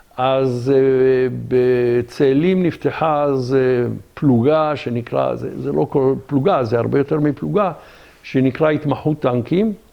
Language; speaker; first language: Hebrew; early bilingual, other home language; Arabic